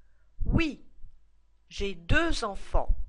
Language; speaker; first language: French; non-native, fluent; English